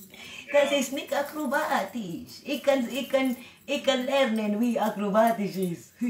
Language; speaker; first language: German; non-native, learner; Waray